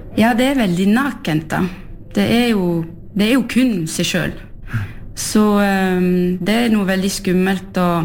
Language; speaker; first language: Norwegian; non-native, fluent; French